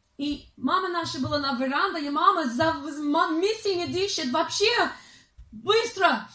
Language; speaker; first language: Russian; non-native, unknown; English